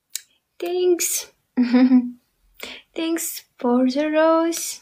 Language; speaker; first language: English; non-native, learner; Russian